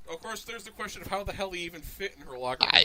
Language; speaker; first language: English; native; English